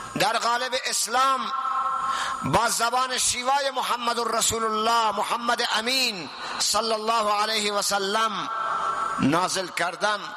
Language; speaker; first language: Persian; non-native, local second language; Baluchi